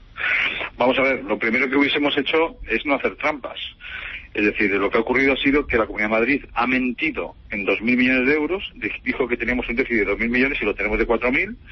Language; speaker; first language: Spanish; native; Spanish